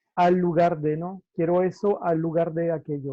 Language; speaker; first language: Spanish; non-native, fluent; French